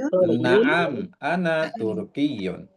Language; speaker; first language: Arabic; non-native, fluent; Indonesian